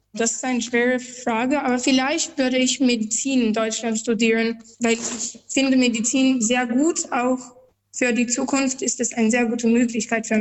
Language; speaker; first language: German; non-native, fluent; Albanian